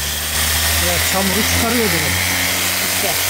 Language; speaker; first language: Turkish; native; Turkish